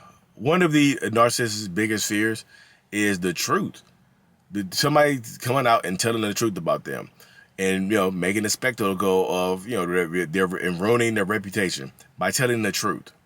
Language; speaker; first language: English; native; English